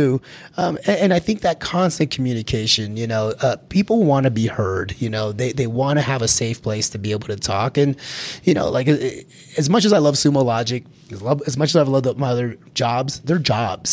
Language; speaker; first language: English; early bilingual, other home language; Spanish